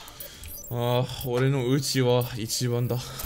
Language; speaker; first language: Japanese; non-native, learner; English